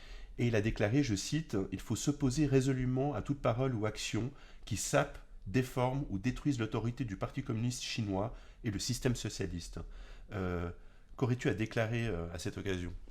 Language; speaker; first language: French; native; French